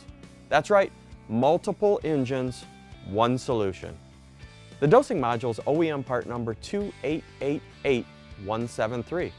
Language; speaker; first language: English; native; English